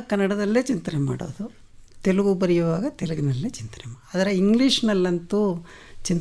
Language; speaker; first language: Kannada; non-native, local second language; Telugu